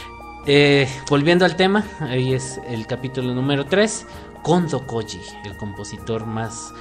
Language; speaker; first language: Spanish; native; Spanish